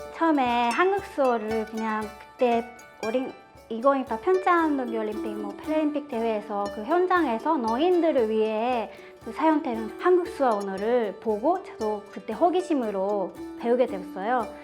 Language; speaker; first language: Korean; non-native, fluent; Japanese